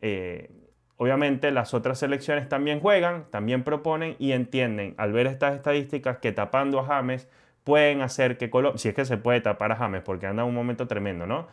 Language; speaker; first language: Spanish; native; Spanish